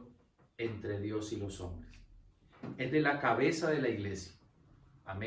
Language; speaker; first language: Spanish; native; Spanish